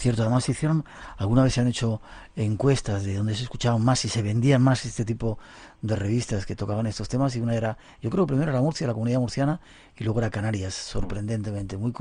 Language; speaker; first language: Spanish; native; Spanish